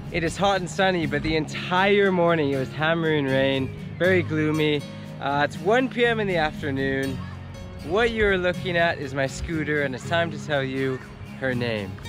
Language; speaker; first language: English; native; English